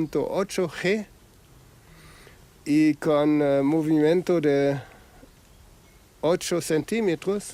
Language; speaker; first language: Spanish; non-native, fluent; German